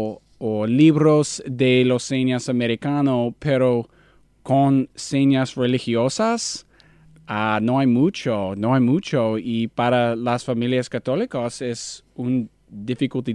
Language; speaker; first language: Spanish; non-native, learner; English